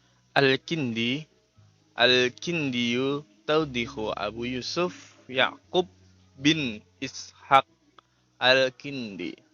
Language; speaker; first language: Arabic; non-native, learner; Indonesian